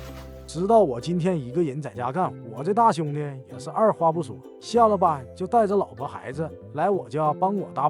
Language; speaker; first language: Chinese; native; Chinese